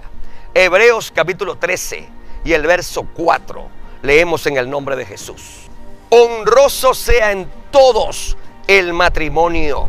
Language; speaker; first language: Spanish; native; Spanish